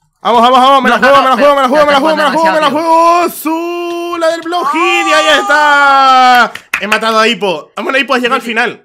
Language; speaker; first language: Spanish; native; Spanish